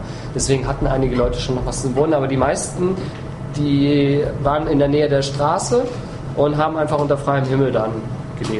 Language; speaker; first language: German; native; German